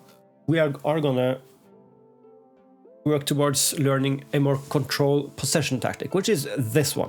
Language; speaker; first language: English; non-native, fluent; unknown